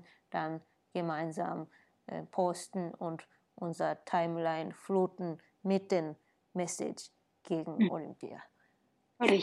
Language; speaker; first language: German; non-native, fluent; Japanese